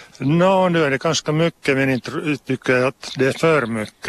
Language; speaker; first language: Swedish; non-native, local second language; Finnish